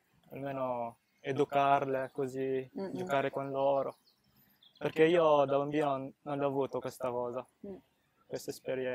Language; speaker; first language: Italian; early bilingual, other home language; Filipino